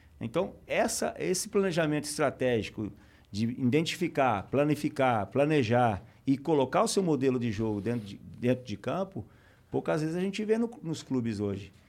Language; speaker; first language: Portuguese; native; Portuguese